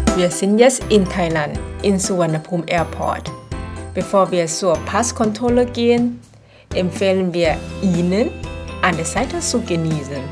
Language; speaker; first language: German; non-native, learner; Thai